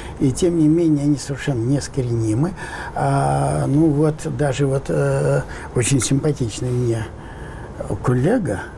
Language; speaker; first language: Russian; non-native, local second language; Ukrainian